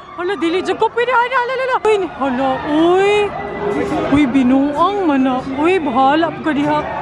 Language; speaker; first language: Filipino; non-native, local second language; Cebuano